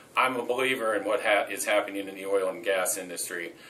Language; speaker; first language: English; native; English